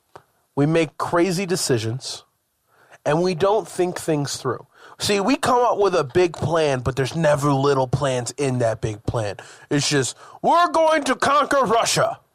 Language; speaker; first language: English; native; English